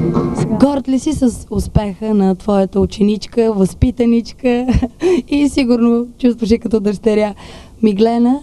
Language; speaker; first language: Bulgarian; native; Bulgarian